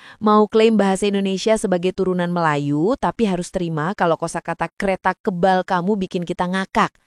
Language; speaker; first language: Indonesian; native; Indonesian